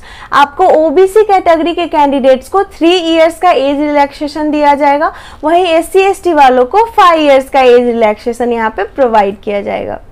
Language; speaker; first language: Hindi; native; Hindi